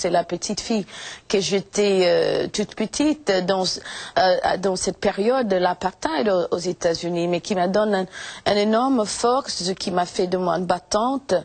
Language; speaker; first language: French; non-native, fluent; English